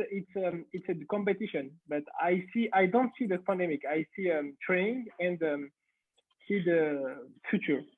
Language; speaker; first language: English; non-native, learner; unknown